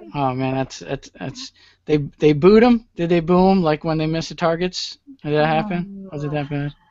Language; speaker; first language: English; native; English